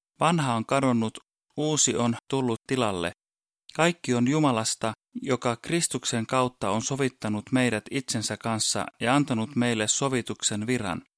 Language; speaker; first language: Finnish; early bilingual, heritage; Finnish